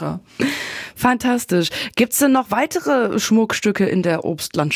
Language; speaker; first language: German; native; German